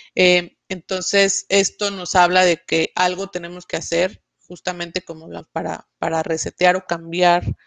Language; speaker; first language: Spanish; native; Spanish